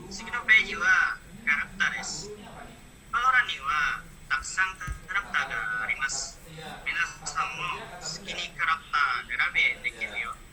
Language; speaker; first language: Japanese; non-native, learner; Indonesian